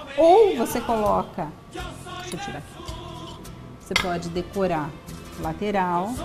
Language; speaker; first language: Portuguese; native; Portuguese